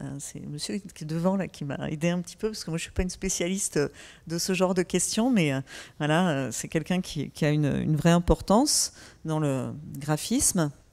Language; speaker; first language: French; native; French